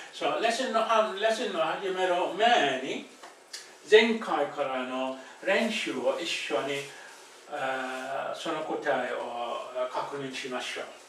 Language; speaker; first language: Japanese; non-native, fluent; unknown